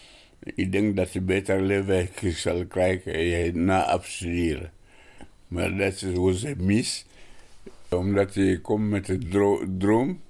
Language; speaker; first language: Dutch; non-native, learner; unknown